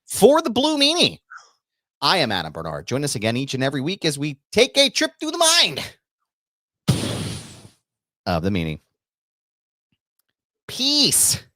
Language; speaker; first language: English; native; English